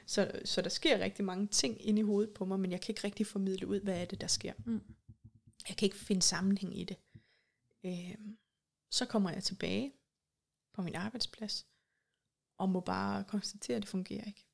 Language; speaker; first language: Danish; native; Danish